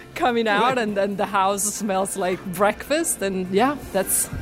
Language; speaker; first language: English; non-native, fluent; Italian